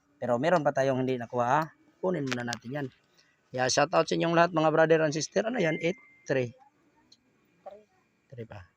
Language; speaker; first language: Filipino; non-native, local second language; Cebuano